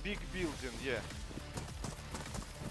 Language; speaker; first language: English; non-native, learner; Russian